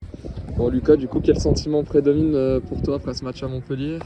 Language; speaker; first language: French; native; French